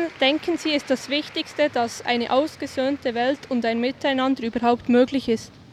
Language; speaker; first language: German; native; German